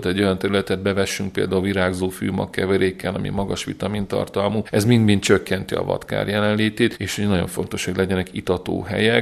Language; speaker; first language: Hungarian; native; Hungarian